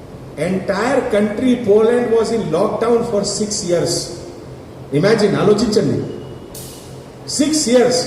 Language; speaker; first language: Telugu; non-native, fluent; Hindi